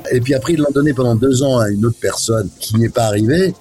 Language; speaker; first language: French; early bilingual, other home language; Italian